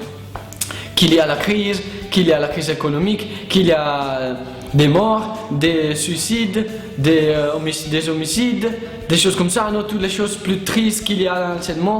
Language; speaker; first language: French; non-native, learner; Italian